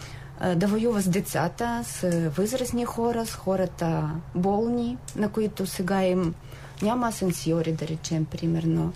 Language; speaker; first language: Bulgarian; non-native, fluent; Ukrainian